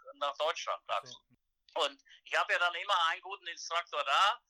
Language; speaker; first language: German; native; German